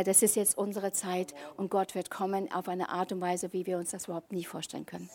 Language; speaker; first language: German; native; German